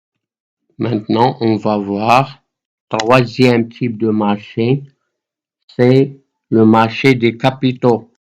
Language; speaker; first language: French; non-native, local second language; Arabic